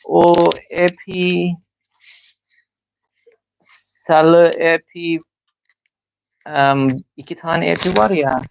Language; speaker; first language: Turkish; non-native, learner; Filipino